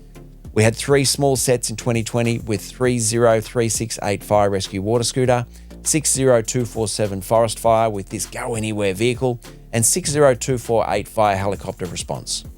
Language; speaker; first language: English; native; English